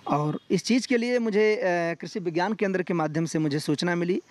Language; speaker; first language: Hindi; native; Hindi